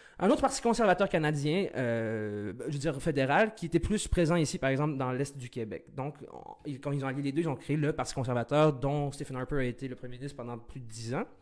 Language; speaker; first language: French; early bilingual, other home language; Arabic